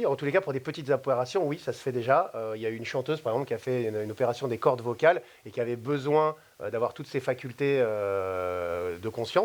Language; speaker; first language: French; native; French